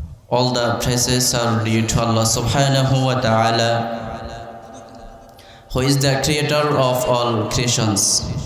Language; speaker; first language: English; non-native, local second language; Bangla